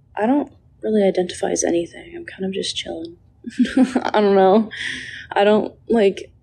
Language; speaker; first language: English; native; English